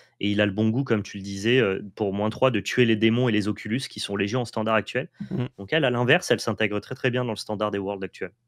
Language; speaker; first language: French; native; French